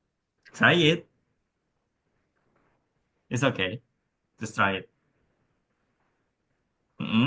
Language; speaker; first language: English; non-native, learner; Indonesian